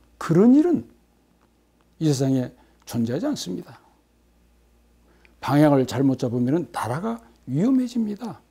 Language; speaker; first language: Korean; native; Korean